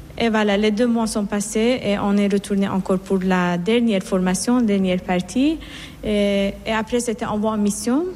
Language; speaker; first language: French; non-native, fluent; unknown